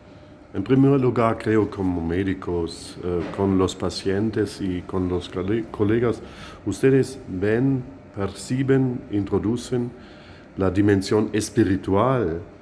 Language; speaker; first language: Spanish; non-native, fluent; German